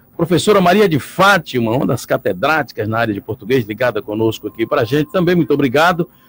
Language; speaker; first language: Portuguese; native; Portuguese